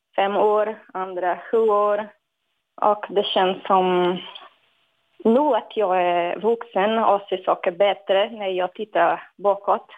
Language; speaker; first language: Swedish; non-native, fluent; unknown